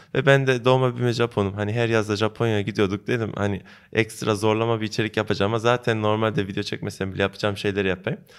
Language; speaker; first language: Turkish; early bilingual, heritage; Turkish